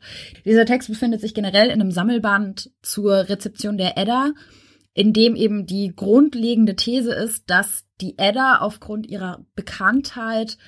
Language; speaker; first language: German; native; German